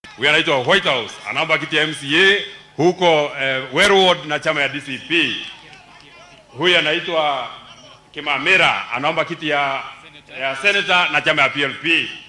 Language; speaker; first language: Swahili; non-native, local second language; Kikuyu